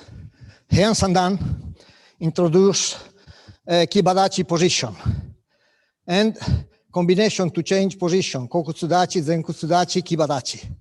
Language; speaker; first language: English; non-native, learner; Italian